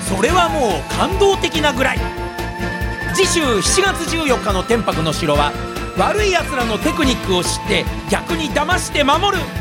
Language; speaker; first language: Japanese; native; Japanese